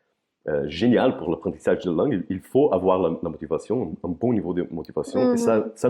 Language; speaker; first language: French; non-native, fluent; Portuguese